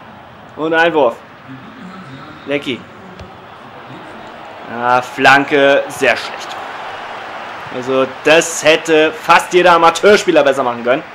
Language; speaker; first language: German; native; German